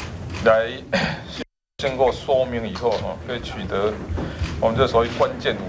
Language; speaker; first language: Chinese; native; Chinese